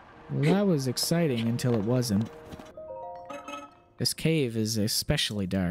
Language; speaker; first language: English; native; English